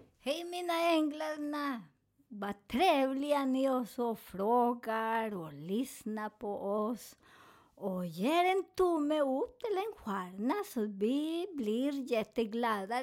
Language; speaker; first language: Swedish; non-native, fluent; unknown